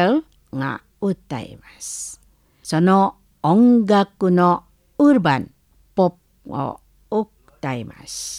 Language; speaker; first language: Japanese; non-native, learner; Indonesian